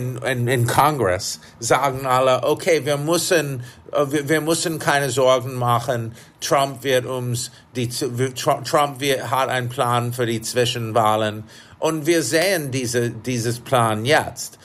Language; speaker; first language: German; non-native, fluent; English